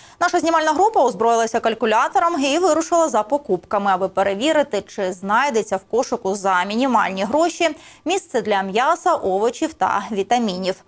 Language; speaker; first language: Ukrainian; native; Ukrainian